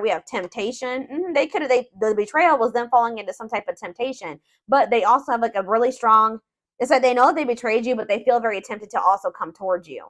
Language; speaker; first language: English; native; English